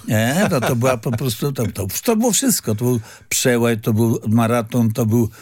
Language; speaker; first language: Polish; native; Polish